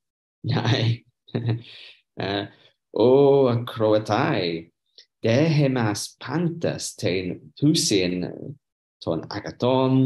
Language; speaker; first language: Greek; non-native, learner; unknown